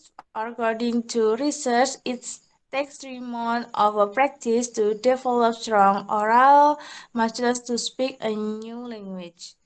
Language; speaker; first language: English; non-native, learner; Indonesian